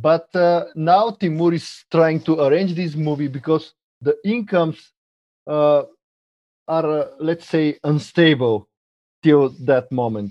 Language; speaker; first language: English; non-native, fluent; Bulgarian